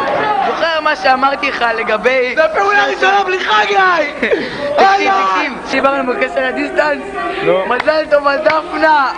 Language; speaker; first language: Hebrew; native; Hebrew